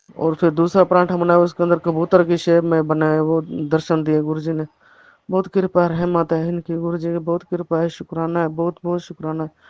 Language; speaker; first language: Hindi; native; Hindi